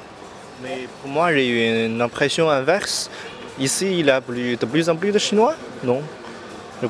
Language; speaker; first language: French; non-native, learner; Chinese